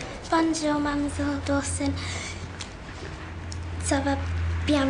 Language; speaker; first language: French; non-native, learner; English